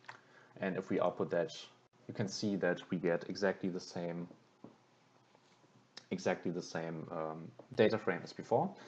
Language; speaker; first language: English; non-native, fluent; German